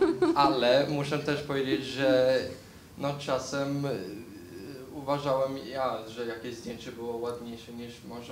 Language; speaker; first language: Polish; early bilingual, heritage; Polish